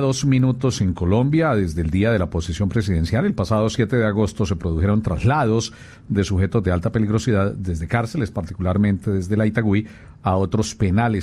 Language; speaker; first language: Spanish; native; Spanish